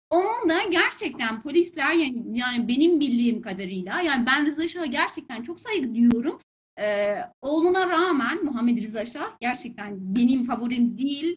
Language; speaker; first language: Turkish; non-native, fluent; Persian